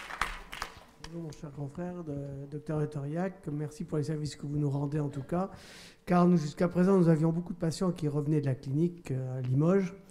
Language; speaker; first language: French; native; French